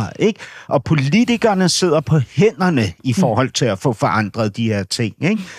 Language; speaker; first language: Danish; native; Danish